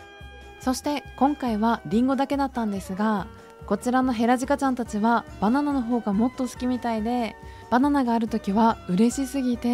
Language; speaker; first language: Japanese; native; Japanese